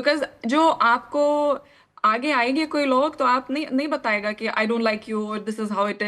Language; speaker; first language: Hindi; non-native, learner; Lithuanian